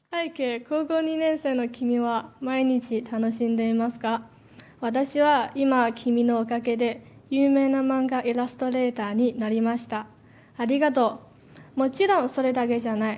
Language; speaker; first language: Japanese; non-native, learner; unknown